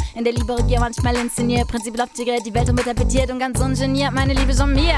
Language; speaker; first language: French; non-native, fluent; German